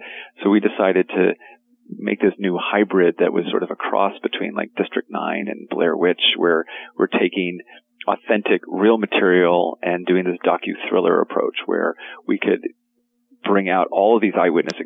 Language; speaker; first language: English; native; English